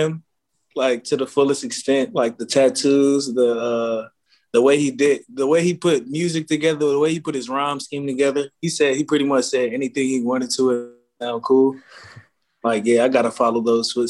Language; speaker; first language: English; native; English